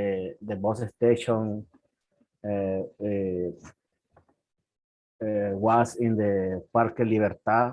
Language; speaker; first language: English; non-native, learner; Spanish